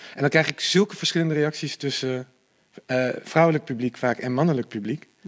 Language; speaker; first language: Dutch; native; Dutch